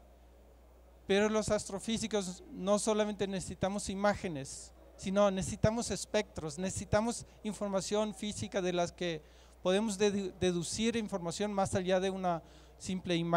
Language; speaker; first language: Spanish; non-native, fluent; German